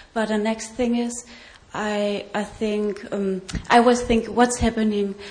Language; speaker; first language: English; non-native, fluent; German